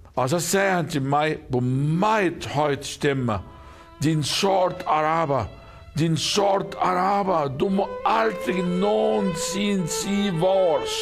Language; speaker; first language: Danish; non-native, fluent; Arabic